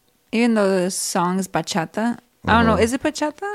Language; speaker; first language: English; early bilingual, other home language; Spanish